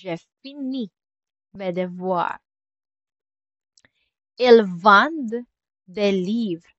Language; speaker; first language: French; non-native, fluent; Filipino